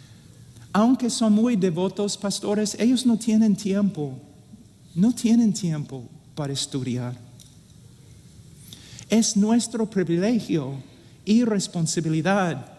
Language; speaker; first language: Spanish; non-native, fluent; English